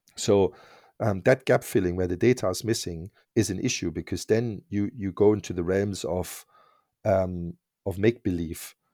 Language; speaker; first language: English; non-native, fluent; German